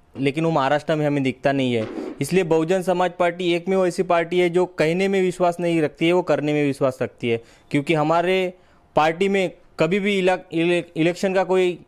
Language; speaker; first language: Hindi; non-native, local second language; Marathi